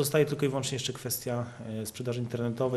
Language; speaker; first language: Polish; native; Polish